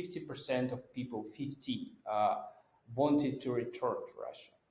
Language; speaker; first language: English; non-native, fluent; Russian